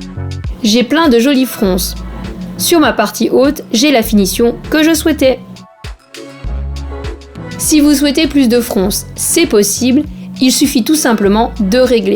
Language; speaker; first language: French; native; French